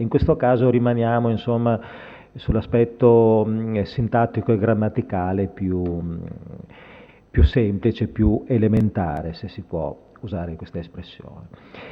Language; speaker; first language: Italian; native; Italian